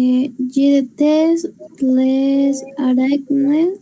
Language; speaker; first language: French; non-native, learner; Spanish